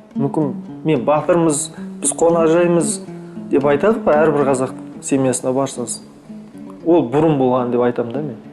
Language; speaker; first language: Kazakh; native; Kazakh